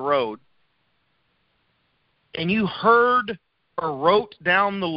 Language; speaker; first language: English; native; English